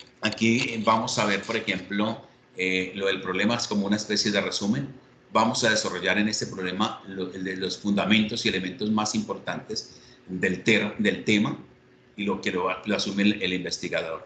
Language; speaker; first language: Spanish; native; Spanish